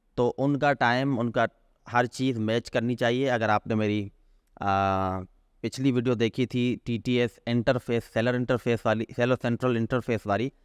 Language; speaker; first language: Urdu; non-native, local second language; Sindhi